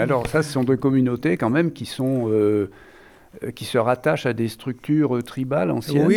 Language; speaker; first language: French; native; French